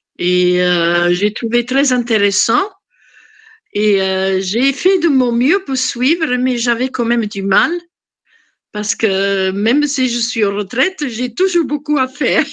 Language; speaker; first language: French; non-native, fluent; Italian